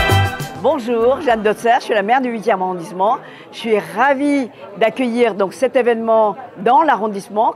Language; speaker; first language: French; native; French